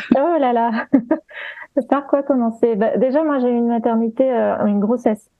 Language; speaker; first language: French; native; French